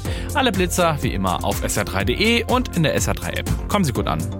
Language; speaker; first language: German; native; German